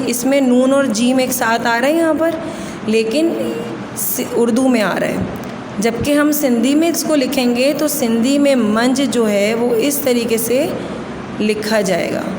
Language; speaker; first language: Urdu; non-native, local second language; Sindhi